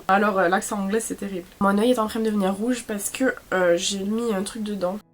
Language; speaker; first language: French; native; French